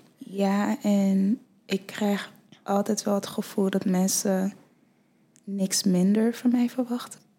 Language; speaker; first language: Dutch; early bilingual, other home language; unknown